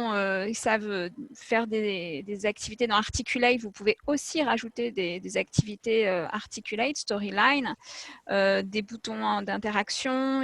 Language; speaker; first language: French; native; French